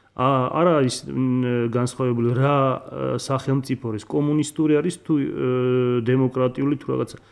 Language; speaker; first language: Georgian; non-native, local second language; Armenian